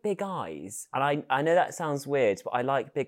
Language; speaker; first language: English; native; English